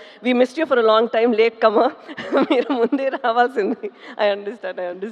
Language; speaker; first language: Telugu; non-native, fluent; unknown